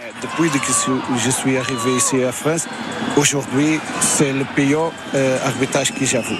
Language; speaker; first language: French; non-native, learner; Portuguese